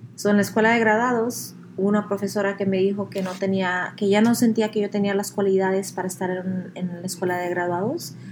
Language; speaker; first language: Spanish; early bilingual, heritage; Spanish